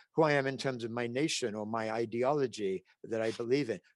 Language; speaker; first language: English; native; English